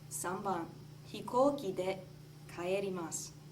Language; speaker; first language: Japanese; non-native, learner; English